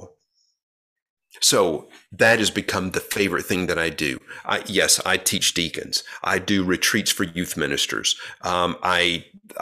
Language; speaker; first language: English; native; English